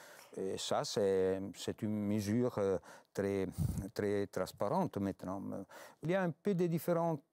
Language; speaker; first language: French; non-native, fluent; Italian